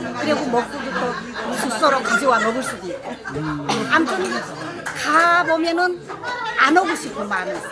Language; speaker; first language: Korean; early bilingual, heritage; Korean